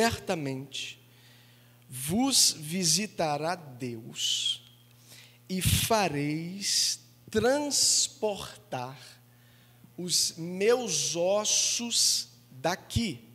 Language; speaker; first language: Portuguese; native; Portuguese